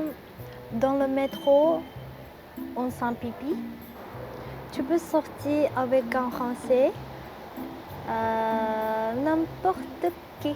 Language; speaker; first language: French; non-native, learner; Japanese